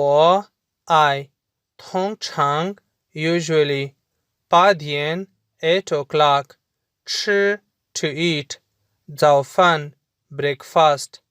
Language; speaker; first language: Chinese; non-native, fluent; Urdu